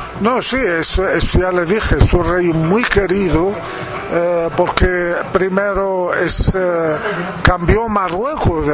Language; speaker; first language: Spanish; non-native, fluent; Arabic